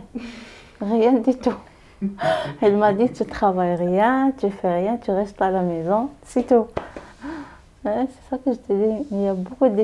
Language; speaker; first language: French; non-native, learner; Arabic